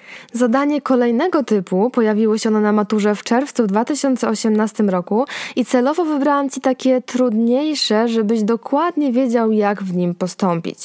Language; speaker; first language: Polish; native; Polish